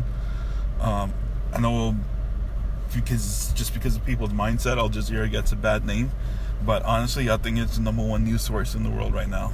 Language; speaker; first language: English; early bilingual, other home language; Urdu